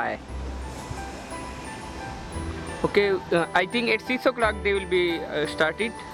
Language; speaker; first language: English; non-native, learner; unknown